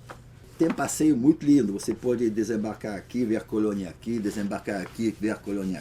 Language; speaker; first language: Portuguese; non-native, fluent; French